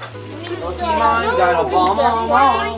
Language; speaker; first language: Chinese; early bilingual, heritage; Chinese